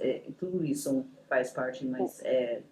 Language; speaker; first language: Portuguese; non-native, fluent; English